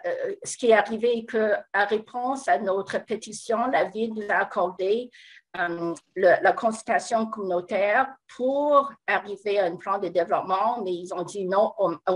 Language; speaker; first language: French; non-native, fluent; English